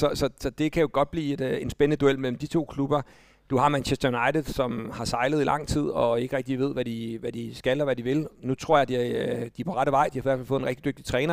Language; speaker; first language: Danish; native; Danish